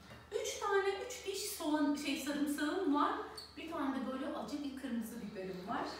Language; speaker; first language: Turkish; native; Turkish